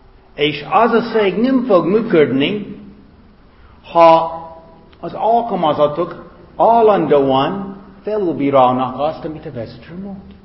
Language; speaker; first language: Hungarian; non-native, fluent; English